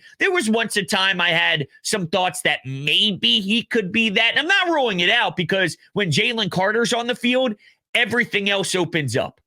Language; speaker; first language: English; native; English